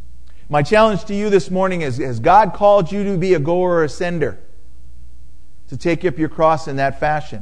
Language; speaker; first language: English; native; English